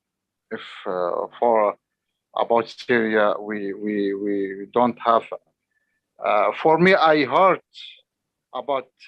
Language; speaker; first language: English; non-native, learner; Arabic